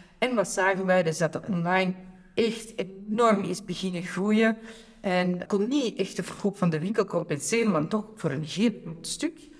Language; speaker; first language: Dutch; native; Dutch